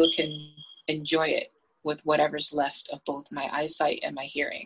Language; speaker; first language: English; native; English